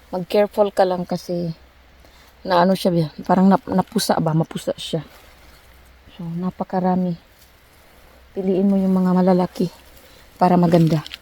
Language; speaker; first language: Filipino; non-native, local second language; Cebuano